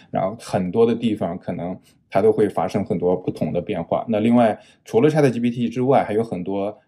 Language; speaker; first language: Chinese; native; Chinese